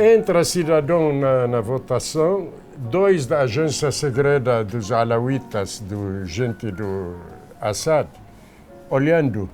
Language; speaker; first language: Portuguese; non-native, fluent; Arabic